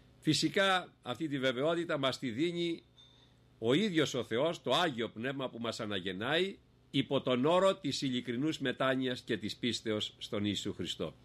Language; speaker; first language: Greek; native; Greek